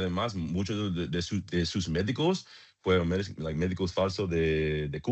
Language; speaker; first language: Spanish; non-native, learner; English